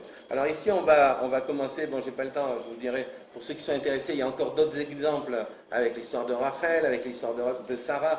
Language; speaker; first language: French; native; French